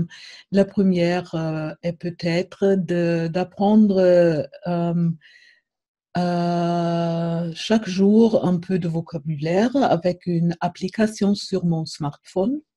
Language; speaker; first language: French; non-native, fluent; German